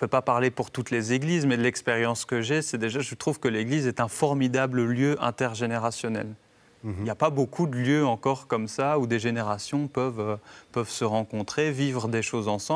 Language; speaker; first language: French; native; French